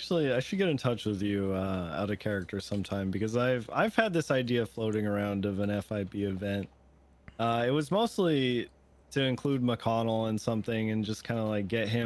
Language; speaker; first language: English; native; English